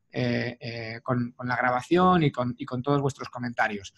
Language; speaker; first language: Spanish; native; Spanish